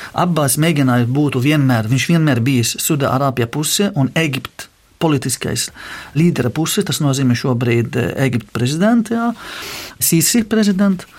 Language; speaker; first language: Latvian; non-native, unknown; Arabic